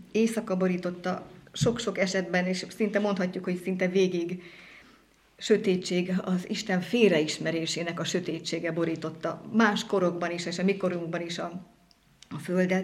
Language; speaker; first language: Hungarian; native; Hungarian